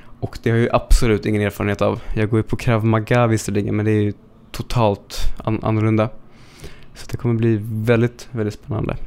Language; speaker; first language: Swedish; native; Swedish